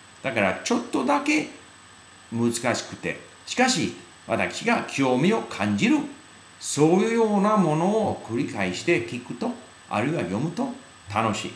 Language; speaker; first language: Japanese; non-native, fluent; English